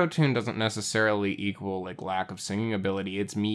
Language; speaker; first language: English; native; English